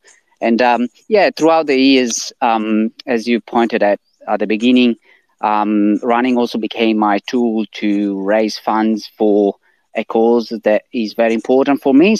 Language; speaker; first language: English; non-native, fluent; Italian